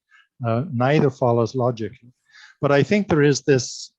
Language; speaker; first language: English; native; English